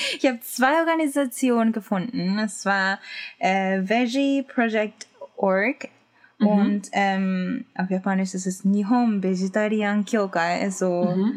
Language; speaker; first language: German; non-native, learner; Japanese